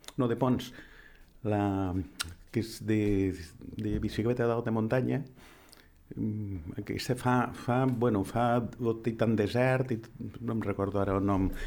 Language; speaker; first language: Catalan; native; Catalan